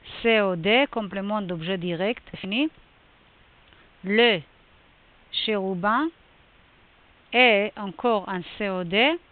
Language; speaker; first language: French; non-native, fluent; Hebrew